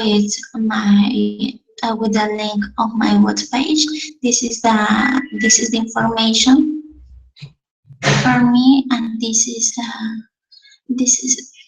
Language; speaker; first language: English; non-native, learner; Spanish